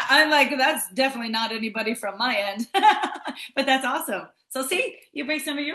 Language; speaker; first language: English; native; English